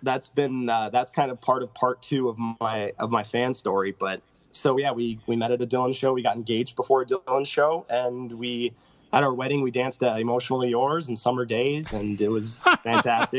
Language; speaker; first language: English; native; English